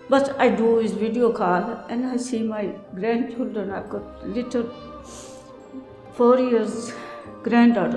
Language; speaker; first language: English; non-native, learner; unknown